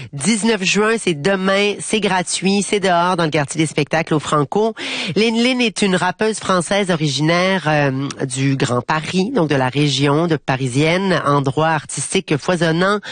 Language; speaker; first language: French; native; French